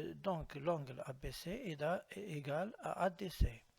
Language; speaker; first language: French; non-native, local second language; Arabic